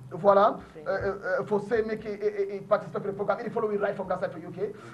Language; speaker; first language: French; non-native, local second language; English